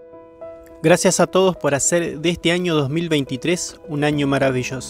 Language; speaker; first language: Spanish; native; Spanish